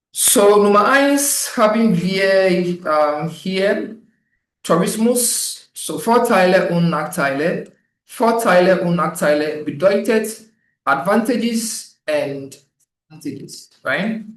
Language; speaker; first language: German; non-native, fluent; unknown